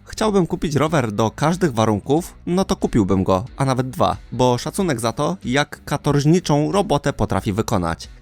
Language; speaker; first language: Polish; native; Polish